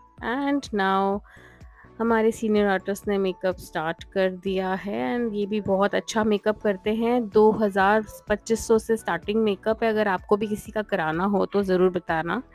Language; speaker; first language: Hindi; native; Hindi